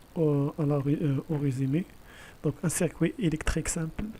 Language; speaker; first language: French; non-native, local second language; Arabic